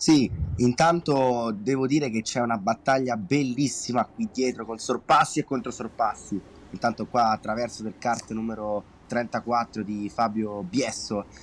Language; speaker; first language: Italian; native; Italian